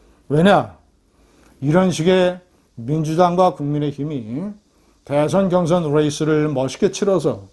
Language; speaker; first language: Korean; native; Korean